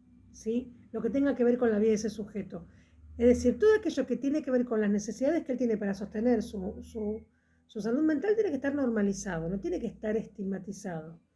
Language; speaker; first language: Spanish; native; Spanish